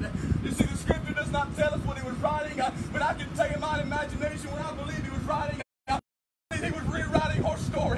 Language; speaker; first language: English; native; English